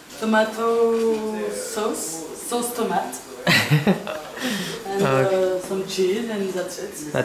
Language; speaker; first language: English; non-native, fluent; French